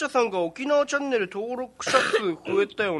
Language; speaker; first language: Japanese; native; Japanese